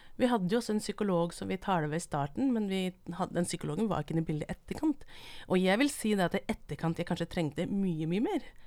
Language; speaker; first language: Norwegian; non-native, local second language; Vietnamese